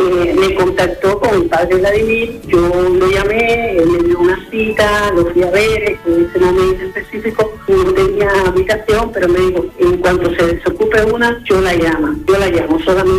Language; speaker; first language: Spanish; native; Spanish